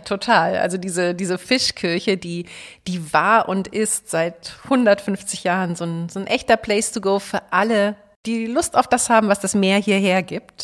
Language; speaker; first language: German; native; German